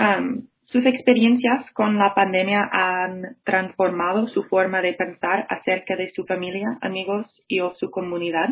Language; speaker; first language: Spanish; non-native, fluent; English